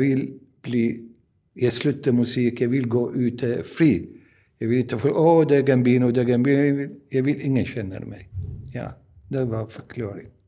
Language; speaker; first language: Swedish; non-native, learner; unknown